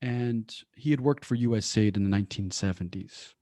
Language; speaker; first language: English; early bilingual, other home language; Persian